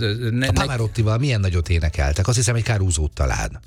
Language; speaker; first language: Hungarian; native; Hungarian